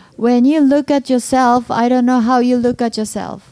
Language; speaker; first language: English; non-native, fluent; Japanese